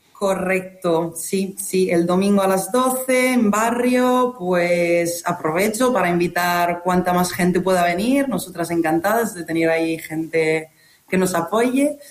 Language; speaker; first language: Spanish; non-native, fluent; Italian